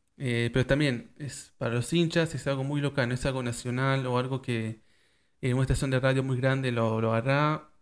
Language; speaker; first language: Spanish; early bilingual, heritage; Spanish